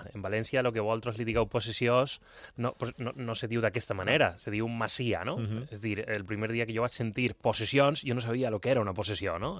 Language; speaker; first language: Catalan; non-native, local second language; Spanish